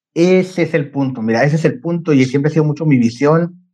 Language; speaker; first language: Spanish; native; Spanish